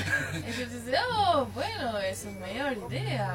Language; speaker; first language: Spanish; non-native, learner; French